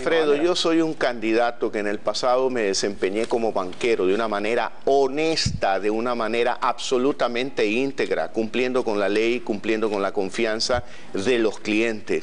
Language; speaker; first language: Spanish; native; Spanish